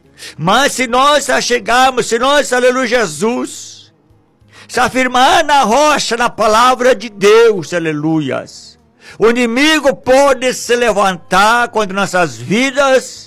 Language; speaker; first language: Portuguese; native; Portuguese